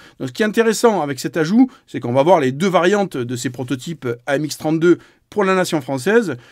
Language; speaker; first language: French; native; French